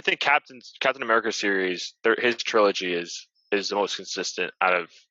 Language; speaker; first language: English; native; English